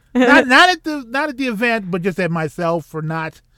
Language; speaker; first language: English; native; English